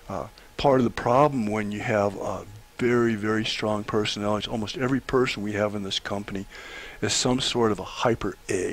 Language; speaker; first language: English; native; English